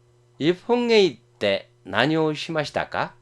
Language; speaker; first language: Japanese; non-native, fluent; Korean